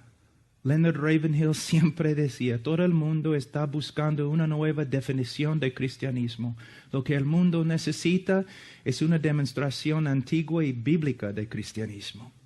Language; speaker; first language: Spanish; non-native, fluent; English